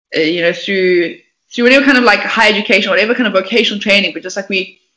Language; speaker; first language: English; native; English